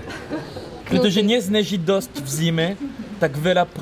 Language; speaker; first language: Slovak; non-native, learner; French